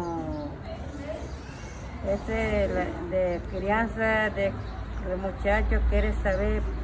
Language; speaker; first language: Spanish; non-native, learner; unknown